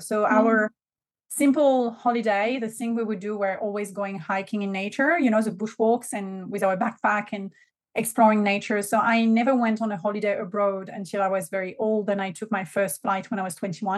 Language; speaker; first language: English; non-native, fluent; French